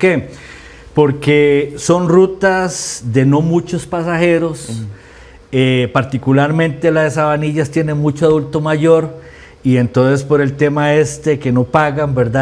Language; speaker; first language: Spanish; native; Spanish